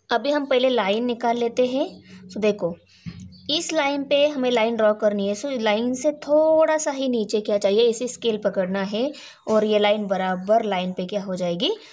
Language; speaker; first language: Hindi; non-native, local second language; Marathi